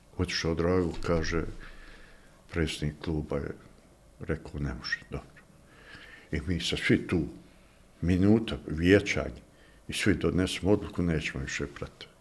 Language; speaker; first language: Bosnian; native; Bosnian